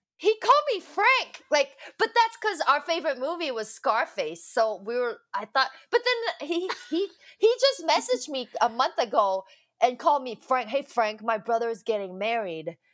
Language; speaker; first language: English; non-native, local second language; Cantonese